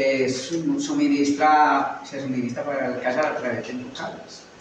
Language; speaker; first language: Spanish; native; Spanish